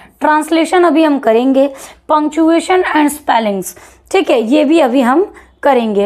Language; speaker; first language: Hindi; native; Hindi